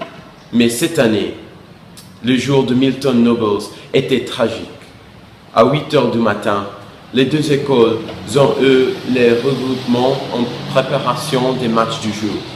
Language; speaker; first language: French; non-native, learner; English